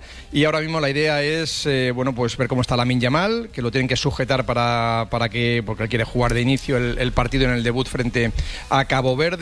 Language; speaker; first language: Spanish; native; Spanish